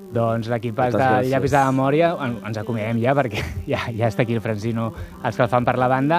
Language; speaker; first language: Catalan; native; Catalan